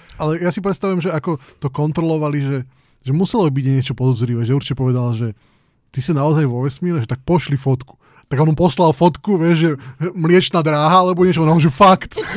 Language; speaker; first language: Slovak; native; Slovak